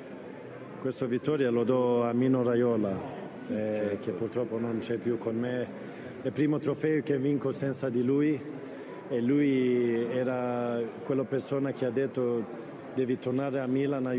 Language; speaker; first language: Italian; non-native, fluent; Swedish